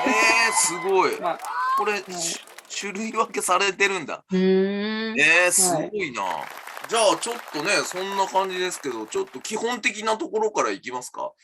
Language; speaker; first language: Japanese; native; Japanese